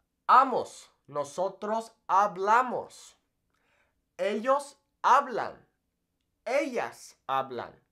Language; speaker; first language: Spanish; non-native, fluent; English